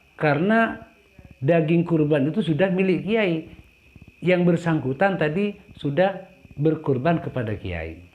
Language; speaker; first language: Indonesian; non-native, local second language; Madurese